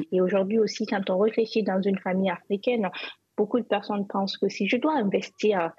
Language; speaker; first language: French; non-native, local second language; Hausa